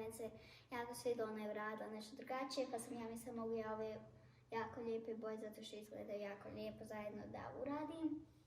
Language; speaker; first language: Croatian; early bilingual, heritage; Bosnian